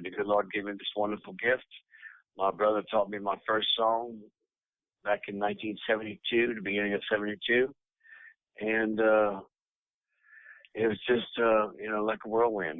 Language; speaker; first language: English; native; English